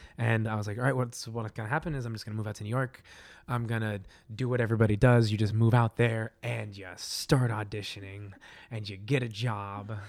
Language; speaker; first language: English; native; English